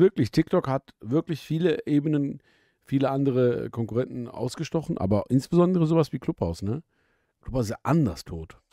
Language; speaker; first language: German; native; German